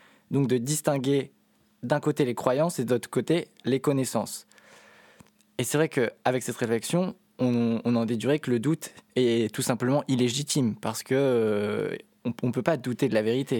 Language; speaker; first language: French; native; French